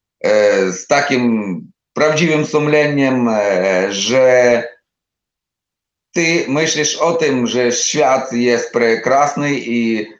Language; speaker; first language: Polish; non-native, learner; Ukrainian